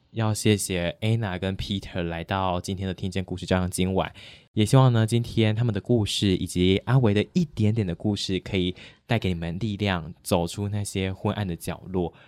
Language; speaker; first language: Chinese; native; Chinese